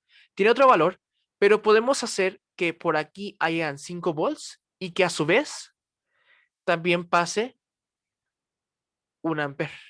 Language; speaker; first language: Spanish; native; Spanish